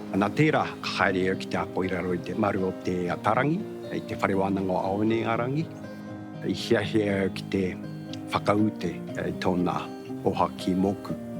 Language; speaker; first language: Māori; non-native, fluent; Japanese